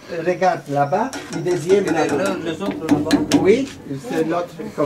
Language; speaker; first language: French; non-native, learner; Polish